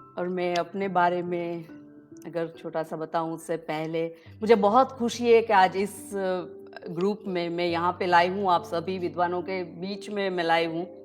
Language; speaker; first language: Hindi; non-native, local second language; Gujarati